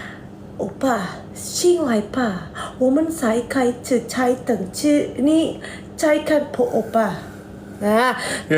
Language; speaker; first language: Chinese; non-native, learner; Indonesian